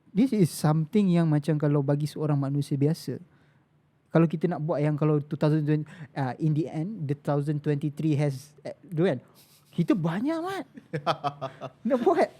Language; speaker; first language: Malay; native; Malay